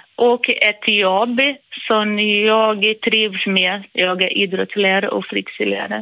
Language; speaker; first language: Swedish; non-native, fluent; Portuguese